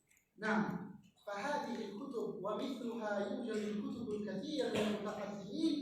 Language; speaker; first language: Arabic; native; Arabic